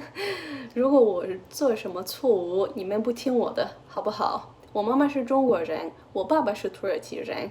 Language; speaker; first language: Chinese; early bilingual, heritage; Chinese